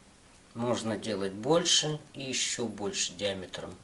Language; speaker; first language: Russian; native; Russian